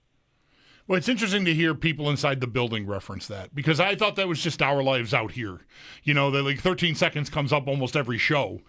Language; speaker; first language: English; native; English